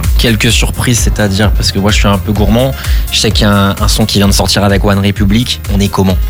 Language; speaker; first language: French; native; French